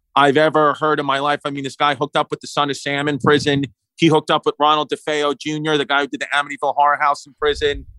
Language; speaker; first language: English; native; English